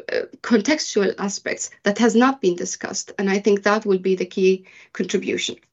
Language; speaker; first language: English; early bilingual, other home language; Arabic